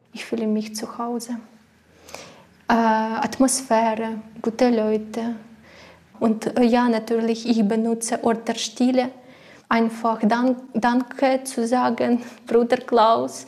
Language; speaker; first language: German; non-native, learner; Ukrainian